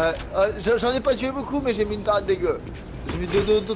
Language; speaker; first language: French; native; French